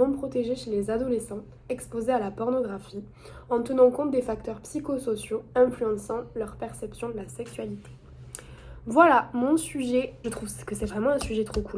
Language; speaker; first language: French; native; French